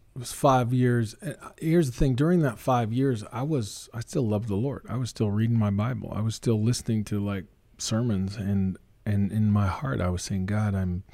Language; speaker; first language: English; native; English